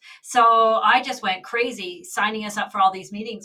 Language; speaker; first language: English; native; English